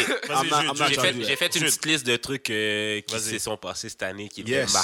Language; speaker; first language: French; native; French